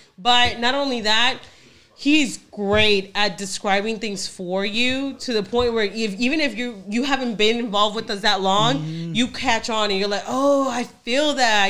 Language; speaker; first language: English; early bilingual, other home language; Spanish